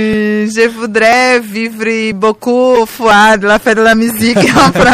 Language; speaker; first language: French; non-native, learner; Portuguese